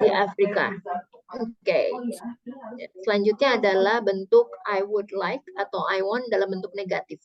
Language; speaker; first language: Indonesian; native; Indonesian